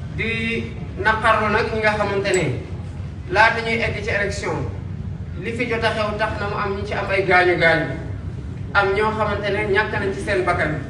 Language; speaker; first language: Wolof; non-native, local second language; Serer